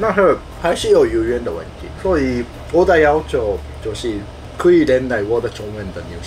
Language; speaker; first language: Chinese; non-native, fluent; Japanese